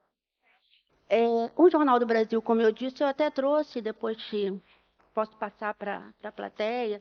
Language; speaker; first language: Portuguese; native; Portuguese